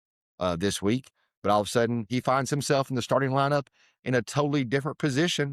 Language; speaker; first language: English; native; English